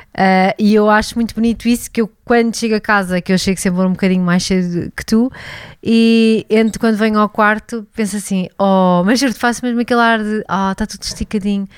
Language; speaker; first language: Portuguese; native; Portuguese